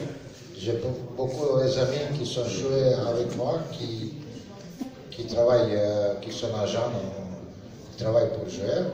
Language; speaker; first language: French; non-native, learner; Serbian